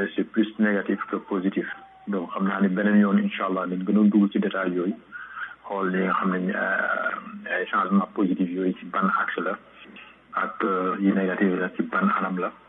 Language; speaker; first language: French; non-native, local second language; Wolof